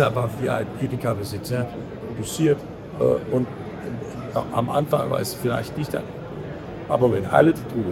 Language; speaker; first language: German; non-native, learner; Danish